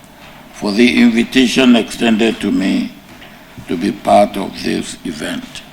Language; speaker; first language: English; non-native, local second language; Yoruba